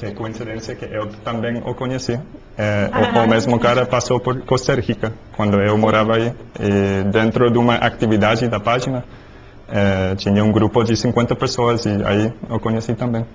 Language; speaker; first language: Portuguese; non-native, learner; English